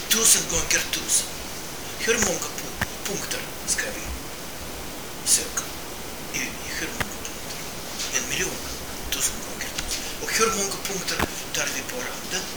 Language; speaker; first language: Swedish; non-native, fluent; Russian